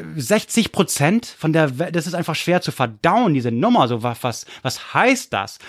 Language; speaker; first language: German; non-native, fluent; English